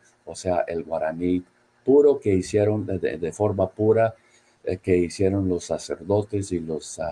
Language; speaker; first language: Spanish; non-native, fluent; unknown